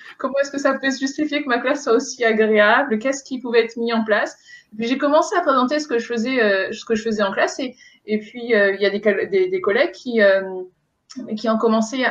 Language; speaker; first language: French; native; French